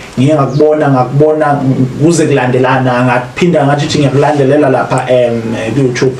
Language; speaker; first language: Zulu; native; Zulu